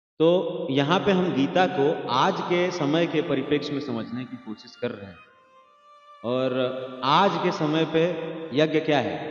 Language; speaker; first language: Hindi; native; Hindi